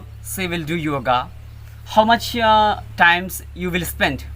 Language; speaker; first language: English; non-native, learner; Hindi